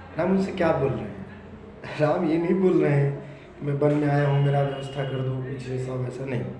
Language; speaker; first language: Hindi; native; Hindi